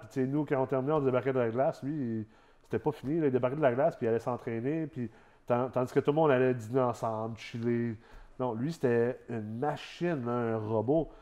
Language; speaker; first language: French; early bilingual, other home language; English